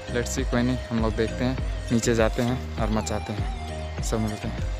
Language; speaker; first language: Hindi; non-native, local second language; Bangla